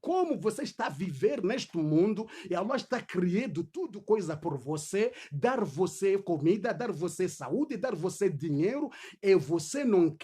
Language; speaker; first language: Portuguese; non-native, learner; Swahili